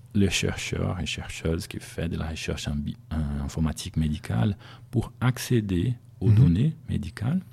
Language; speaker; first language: French; non-native, fluent; Portuguese